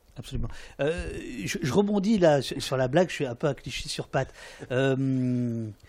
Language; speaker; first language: French; native; French